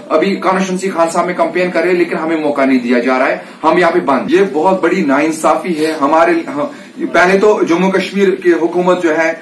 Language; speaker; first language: Hindi; non-native, local second language; Kashmiri